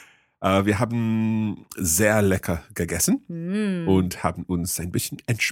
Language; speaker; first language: German; non-native, fluent; English